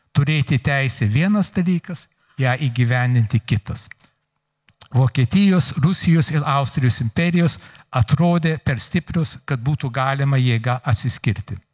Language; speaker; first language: Lithuanian; early bilingual, heritage; Lithuanian